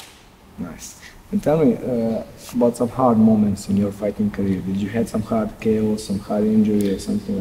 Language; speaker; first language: English; non-native, learner; Serbian